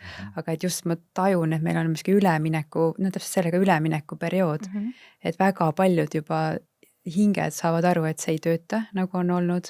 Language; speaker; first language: Estonian; native; Estonian